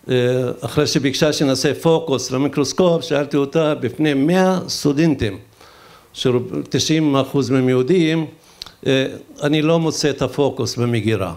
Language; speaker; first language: Hebrew; non-native, local second language; Arabic